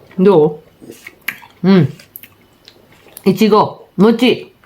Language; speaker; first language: Japanese; non-native, fluent; Filipino